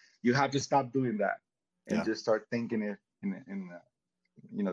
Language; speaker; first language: English; non-native, fluent; Spanish